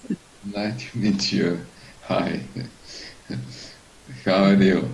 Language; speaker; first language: English; non-native, learner; Serbian